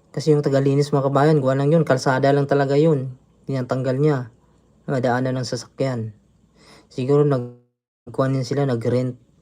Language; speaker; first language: Filipino; native; Filipino